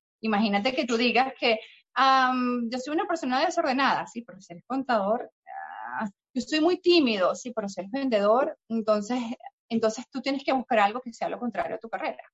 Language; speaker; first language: Spanish; native; Spanish